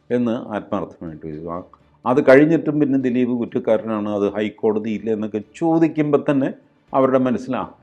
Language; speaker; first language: Malayalam; native; Malayalam